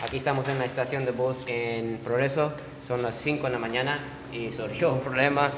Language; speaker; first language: Spanish; non-native, fluent; Japanese